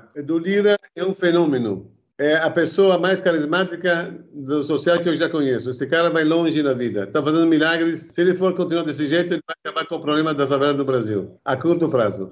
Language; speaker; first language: Portuguese; early bilingual, other home language; Arabic